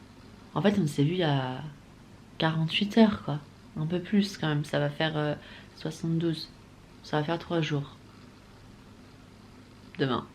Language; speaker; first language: French; native; French